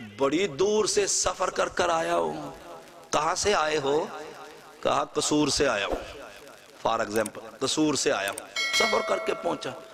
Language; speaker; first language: Urdu; non-native, local second language; Punjabi